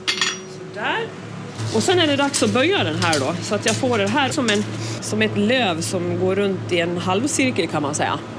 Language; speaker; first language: Swedish; native; Swedish